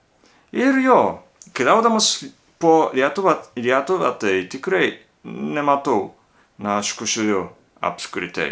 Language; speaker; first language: Lithuanian; non-native, learner; Japanese